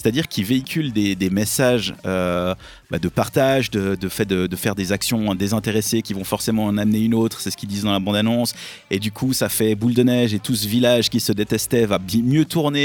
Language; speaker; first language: French; native; French